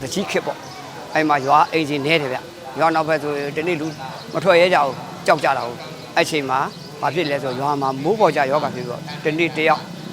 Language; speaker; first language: Burmese; native; Burmese